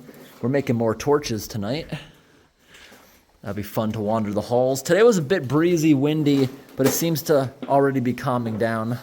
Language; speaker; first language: English; native; English